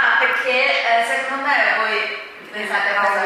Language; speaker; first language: Italian; non-native, learner; Chinese